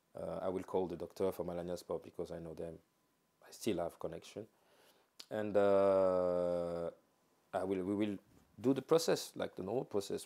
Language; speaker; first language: English; non-native, fluent; French